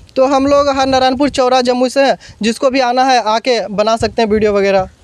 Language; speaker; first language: Hindi; native; Hindi